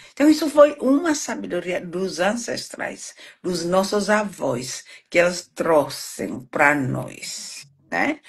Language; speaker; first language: Portuguese; non-native, fluent; Swahili